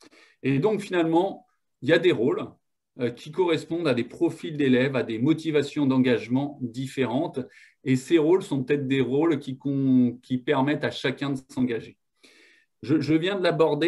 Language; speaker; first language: French; native; French